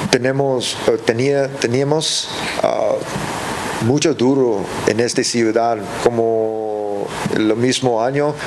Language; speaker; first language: Spanish; early bilingual, heritage; English